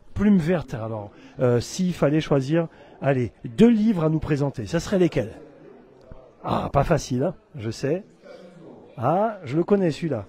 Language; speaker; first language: French; native; French